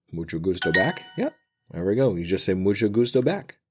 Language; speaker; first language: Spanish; non-native, learner; English